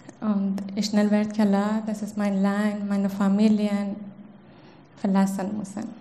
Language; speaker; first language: German; non-native, learner; Persian